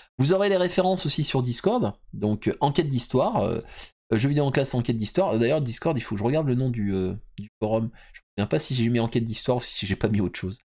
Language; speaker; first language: French; native; French